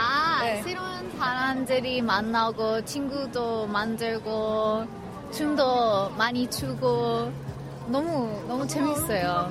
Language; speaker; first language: Korean; non-native, fluent; English